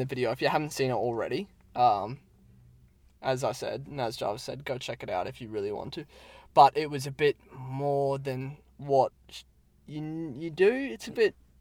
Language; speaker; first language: English; native; English